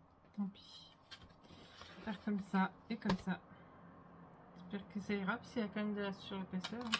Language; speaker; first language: French; native; French